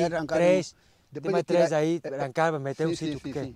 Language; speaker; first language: Portuguese; non-native, learner; Vietnamese